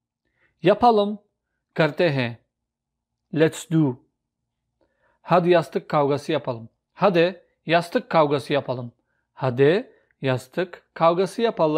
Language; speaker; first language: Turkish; non-native, fluent; Urdu